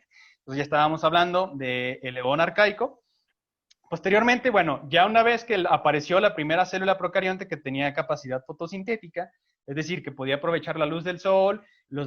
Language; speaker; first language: Spanish; native; Spanish